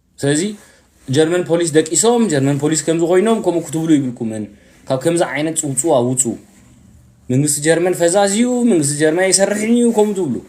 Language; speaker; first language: Tigrinya; early bilingual, heritage; Tigrinya